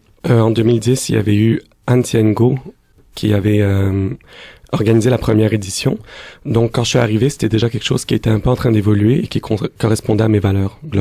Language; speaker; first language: French; native; French